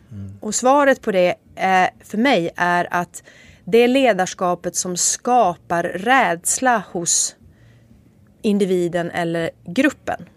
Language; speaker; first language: Swedish; native; Swedish